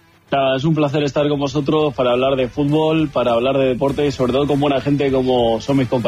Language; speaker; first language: Spanish; native; Spanish